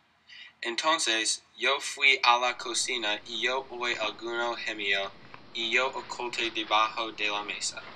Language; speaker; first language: Spanish; non-native, learner; English